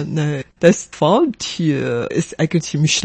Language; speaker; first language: German; non-native, fluent; Chinese